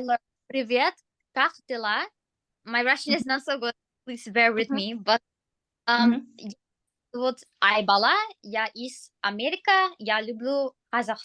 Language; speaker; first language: Russian; non-native, learner; English